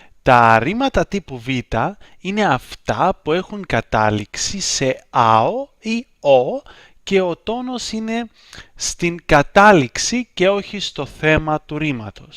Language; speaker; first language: Greek; native; Greek